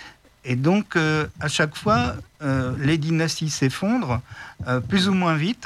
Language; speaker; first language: French; native; French